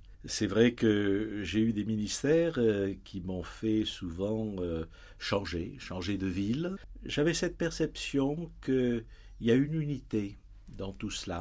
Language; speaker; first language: French; native; French